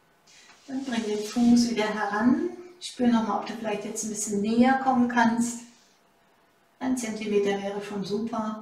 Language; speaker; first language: German; native; German